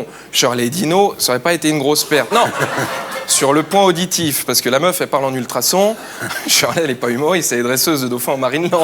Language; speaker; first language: French; native; French